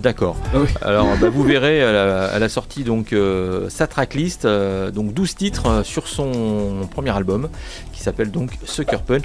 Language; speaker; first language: French; native; French